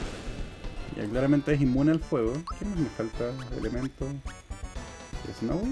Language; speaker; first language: Spanish; native; Spanish